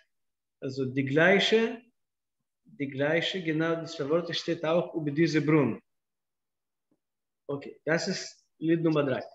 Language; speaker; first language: German; non-native, fluent; Russian